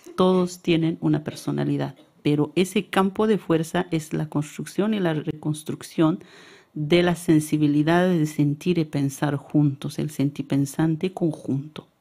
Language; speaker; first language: Spanish; native; Spanish